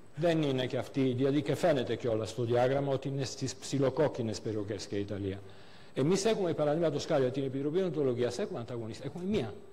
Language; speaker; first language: Greek; non-native, fluent; Italian